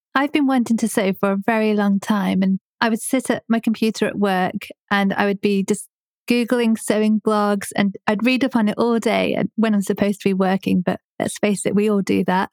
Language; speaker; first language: English; native; English